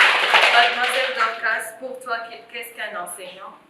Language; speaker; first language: French; non-native, local second language; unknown